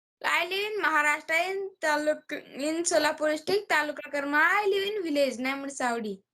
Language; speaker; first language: English; non-native, learner; Marathi